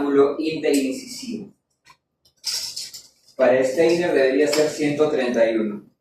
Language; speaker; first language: Spanish; native; Spanish